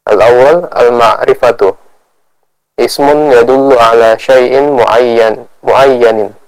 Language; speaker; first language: Arabic; non-native, fluent; Indonesian